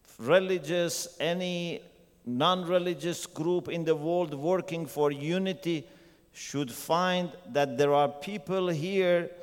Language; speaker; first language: English; non-native, fluent; Persian